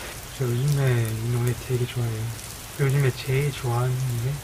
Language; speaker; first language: Korean; non-native, learner; Chinese